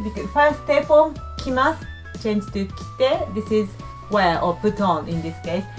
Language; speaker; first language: English; non-native, fluent; Japanese